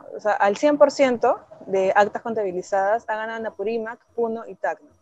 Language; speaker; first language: Spanish; native; Spanish